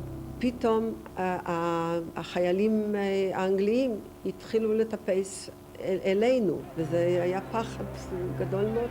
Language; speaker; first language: Hebrew; non-native, fluent; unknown